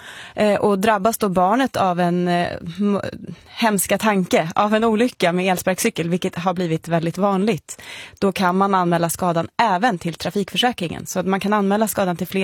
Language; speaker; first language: Swedish; native; Swedish